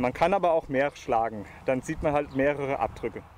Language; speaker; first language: German; native; German